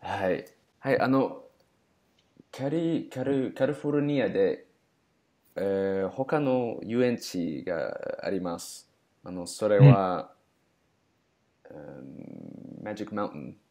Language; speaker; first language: Japanese; non-native, learner; English